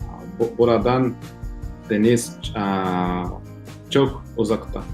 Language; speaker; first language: Turkish; non-native, learner; Portuguese